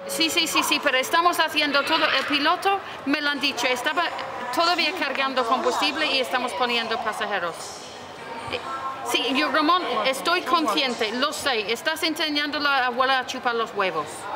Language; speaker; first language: Spanish; non-native, fluent; English